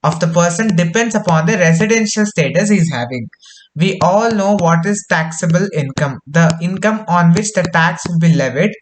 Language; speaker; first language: English; non-native, local second language; Kannada